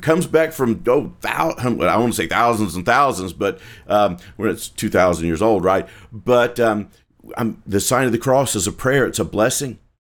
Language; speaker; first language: English; native; English